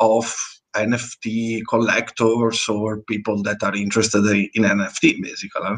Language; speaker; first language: English; non-native, fluent; Italian